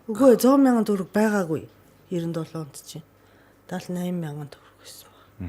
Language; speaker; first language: Mongolian; non-native, fluent; Japanese